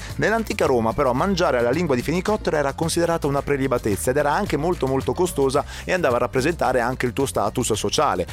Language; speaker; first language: Italian; native; Italian